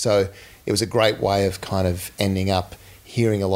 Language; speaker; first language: English; native; English